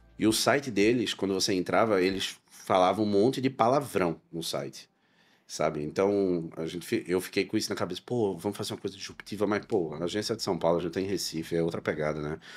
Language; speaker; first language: Portuguese; native; Portuguese